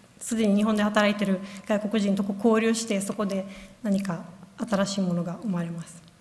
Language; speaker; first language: Japanese; non-native, fluent; Italian